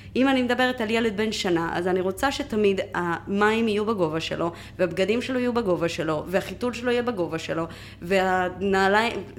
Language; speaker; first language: Hebrew; non-native, fluent; Spanish